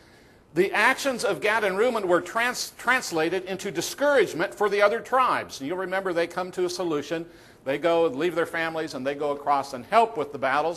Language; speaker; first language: English; native; English